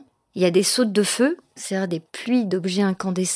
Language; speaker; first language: French; native; French